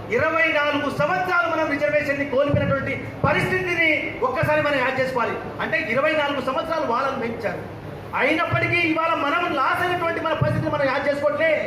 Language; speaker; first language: Telugu; non-native, local second language; Lambadi